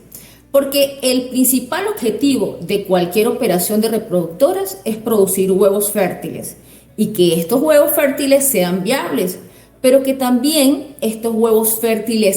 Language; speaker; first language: Spanish; native; Spanish